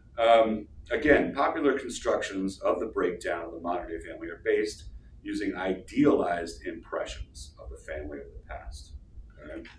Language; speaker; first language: English; native; English